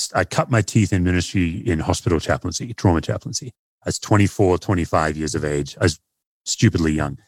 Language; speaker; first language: English; native; English